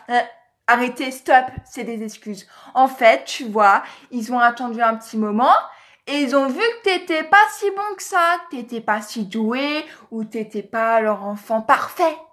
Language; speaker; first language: French; native; French